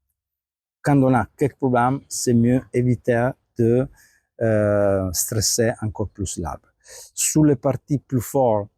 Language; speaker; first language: French; non-native, fluent; Italian